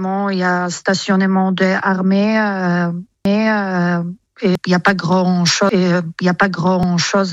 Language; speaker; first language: French; non-native, fluent; Polish